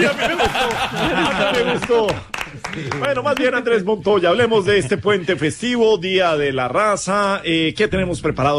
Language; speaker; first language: Spanish; native; Spanish